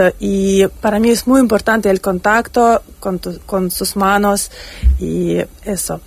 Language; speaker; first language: Spanish; non-native, learner; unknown